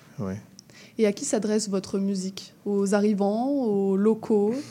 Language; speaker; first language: French; native; French